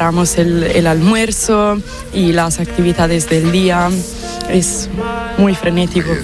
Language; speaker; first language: Spanish; non-native, fluent; Italian